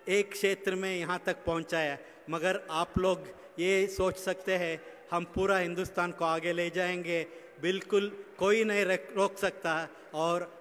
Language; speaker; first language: Hindi; non-native, local second language; Kannada